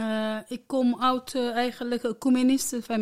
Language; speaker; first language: Dutch; non-native, learner; Arabic